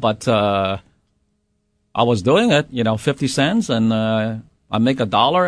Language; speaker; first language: English; non-native, local second language; Cantonese